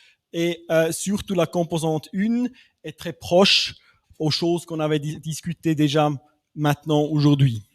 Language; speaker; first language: French; non-native, fluent; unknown